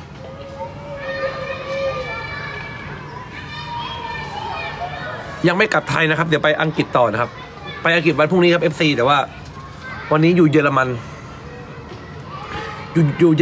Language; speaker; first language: Thai; native; Thai